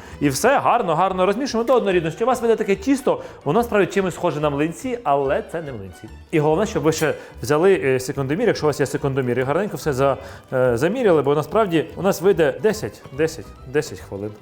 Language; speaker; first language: Ukrainian; native; Ukrainian